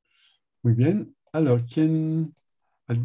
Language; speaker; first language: Spanish; non-native, learner; French